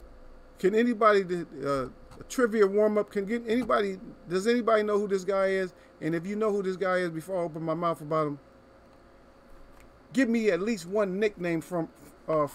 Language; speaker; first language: English; native; English